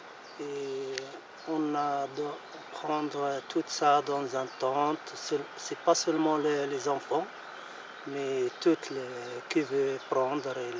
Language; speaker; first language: French; non-native, learner; Arabic